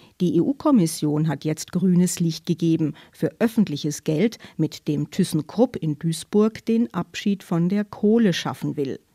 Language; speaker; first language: German; native; German